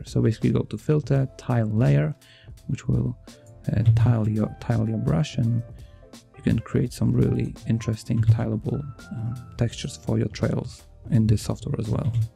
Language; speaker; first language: English; non-native, fluent; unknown